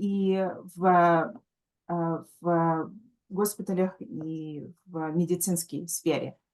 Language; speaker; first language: Russian; early bilingual, heritage; Russian